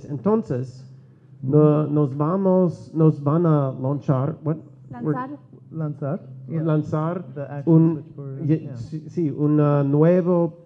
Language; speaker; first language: Spanish; non-native, learner; English